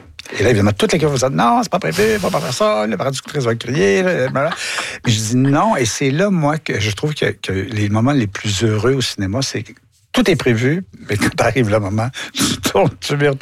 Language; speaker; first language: French; native; French